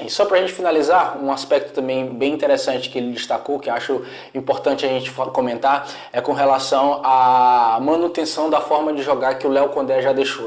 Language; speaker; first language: Portuguese; native; Portuguese